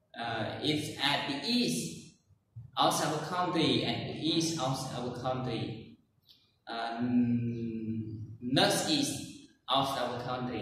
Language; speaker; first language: English; non-native, learner; Khmer